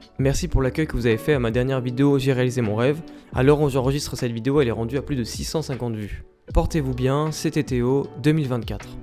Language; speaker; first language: French; early bilingual, other home language; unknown